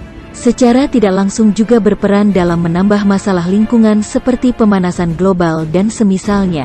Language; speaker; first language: Indonesian; native; Indonesian